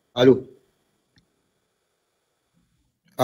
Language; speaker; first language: French; non-native, local second language; Ewe